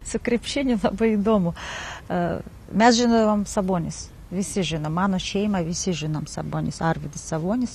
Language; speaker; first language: Lithuanian; non-native, learner; Kazakh